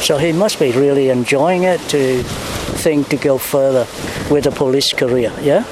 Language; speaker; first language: English; non-native, fluent; Vietnamese